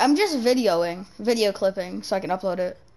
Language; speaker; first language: English; native; English